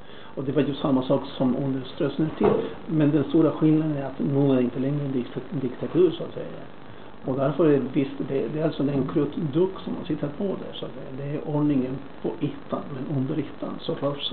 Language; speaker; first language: Swedish; non-native, fluent; Spanish